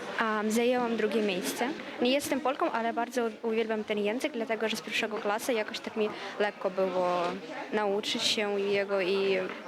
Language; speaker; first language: Polish; non-native, learner; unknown